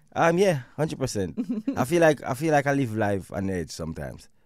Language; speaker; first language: English; non-native, local second language; Jamaican Creole English